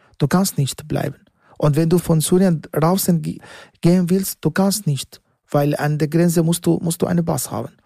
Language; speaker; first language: German; non-native, learner; Arabic